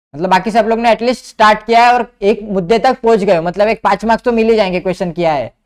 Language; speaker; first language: Hindi; non-native, local second language; Marathi